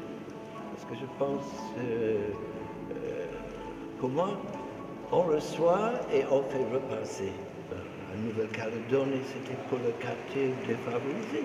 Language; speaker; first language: French; non-native, fluent; English